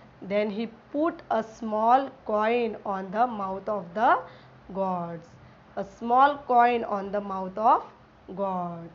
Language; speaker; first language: English; non-native, local second language; Marathi